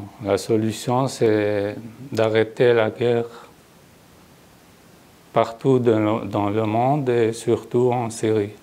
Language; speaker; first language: French; non-native, fluent; Arabic